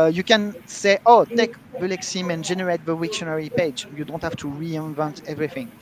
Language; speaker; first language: English; non-native, fluent; French